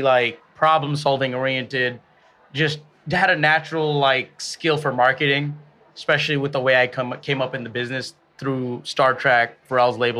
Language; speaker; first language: English; early bilingual, other home language; Bangla